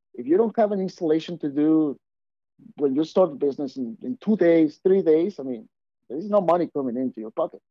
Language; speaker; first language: English; non-native, fluent; Spanish